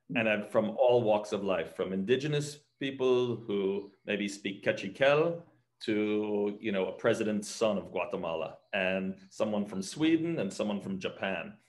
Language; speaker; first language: English; native; English